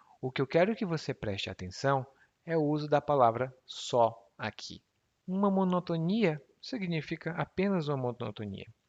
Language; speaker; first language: Portuguese; native; Portuguese